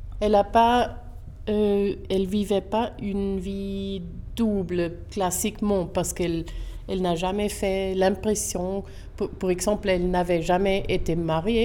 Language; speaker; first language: French; non-native, local second language; German